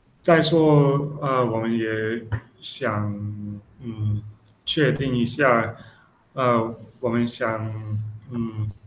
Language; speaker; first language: Chinese; non-native, learner; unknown